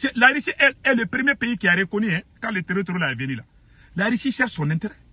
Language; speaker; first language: French; non-native, local second language; Bambara